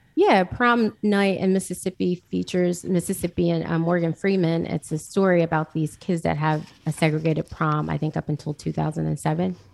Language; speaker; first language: English; native; English